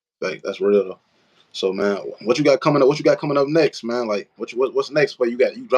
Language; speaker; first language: English; native; English